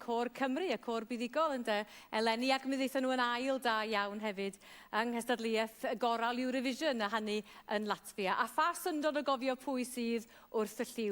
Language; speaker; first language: Welsh; native; Welsh